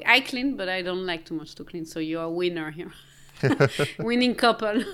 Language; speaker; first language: English; non-native, fluent; French